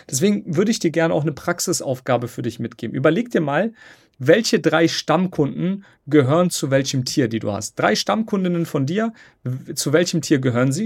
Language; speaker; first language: German; native; German